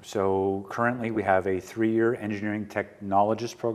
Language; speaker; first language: English; native; English